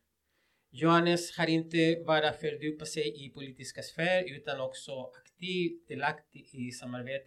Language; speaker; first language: Swedish; non-native, fluent; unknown